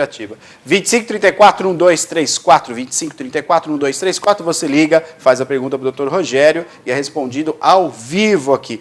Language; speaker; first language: Portuguese; native; Portuguese